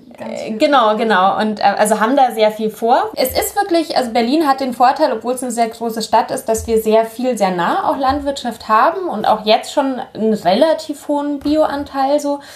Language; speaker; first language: German; native; German